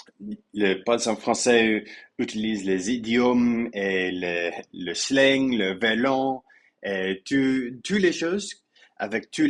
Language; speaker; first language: French; non-native, learner; English